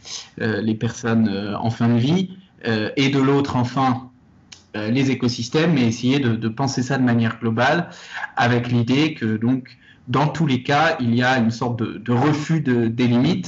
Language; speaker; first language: French; native; French